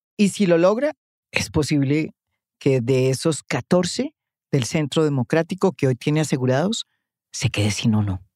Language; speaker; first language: Spanish; native; Spanish